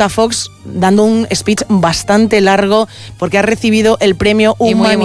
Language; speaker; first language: Spanish; native; Spanish